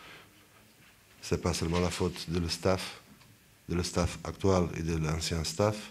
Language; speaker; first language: French; non-native, fluent; Portuguese